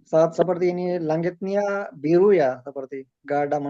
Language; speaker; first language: Indonesian; non-native, learner; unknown